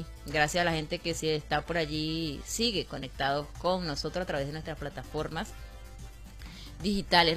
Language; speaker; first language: Spanish; native; Spanish